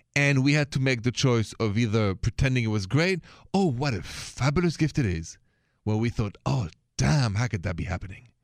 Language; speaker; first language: English; non-native, fluent; French